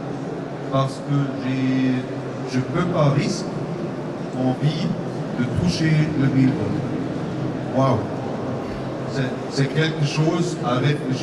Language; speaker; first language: French; non-native, learner; German